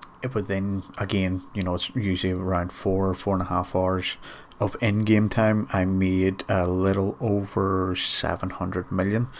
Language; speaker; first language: English; native; English